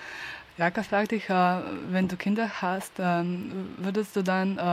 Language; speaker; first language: German; non-native, learner; Slovenian